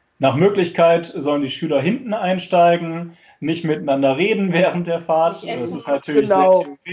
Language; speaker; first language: German; native; German